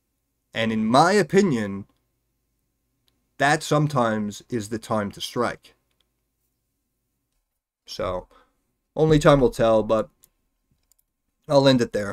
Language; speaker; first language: English; native; English